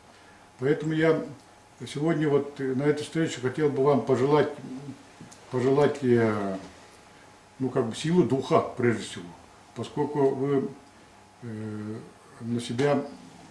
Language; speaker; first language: Russian; non-native, local second language; Yakut